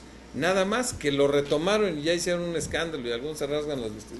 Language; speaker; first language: Spanish; native; Spanish